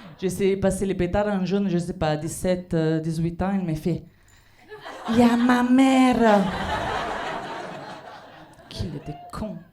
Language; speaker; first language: French; non-native, fluent; Italian